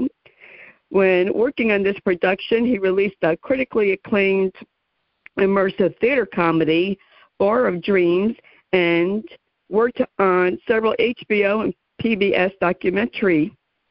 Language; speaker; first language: English; native; English